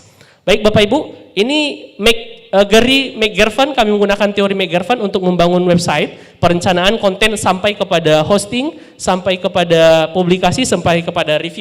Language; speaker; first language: Indonesian; non-native, local second language; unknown